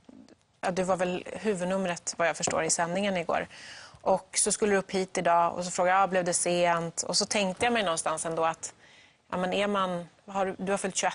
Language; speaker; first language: Swedish; native; Swedish